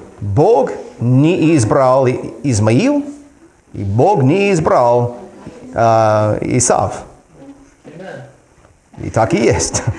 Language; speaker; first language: Russian; non-native, fluent; English